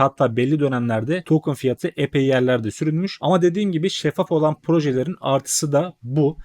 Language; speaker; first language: Turkish; native; Turkish